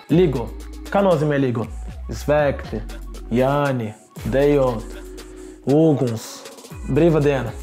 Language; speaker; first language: Latvian; non-native, learner; Portuguese